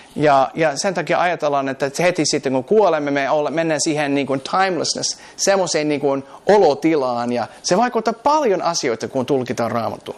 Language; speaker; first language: Finnish; non-native, fluent; English